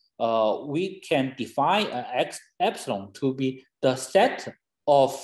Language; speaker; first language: English; non-native, fluent; Chinese